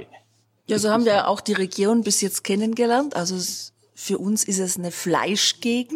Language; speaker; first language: German; native; German